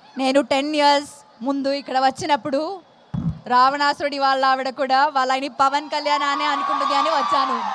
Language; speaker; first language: Telugu; non-native, fluent; Malayalam